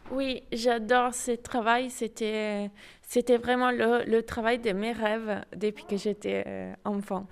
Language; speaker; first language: French; non-native, fluent; Italian